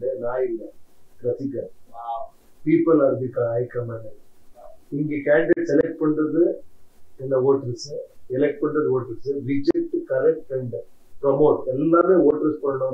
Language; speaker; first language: Tamil; non-native, learner; Kannada